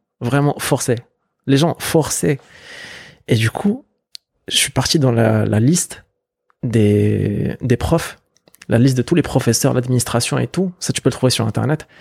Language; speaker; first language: French; non-native, local second language; Arabic